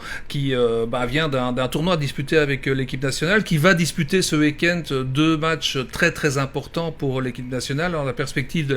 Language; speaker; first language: French; native; French